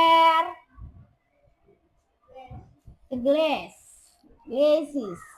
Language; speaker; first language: English; non-native, learner; Indonesian